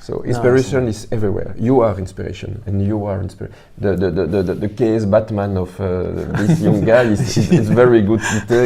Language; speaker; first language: English; non-native, learner; French